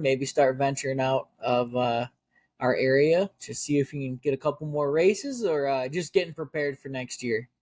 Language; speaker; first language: English; native; English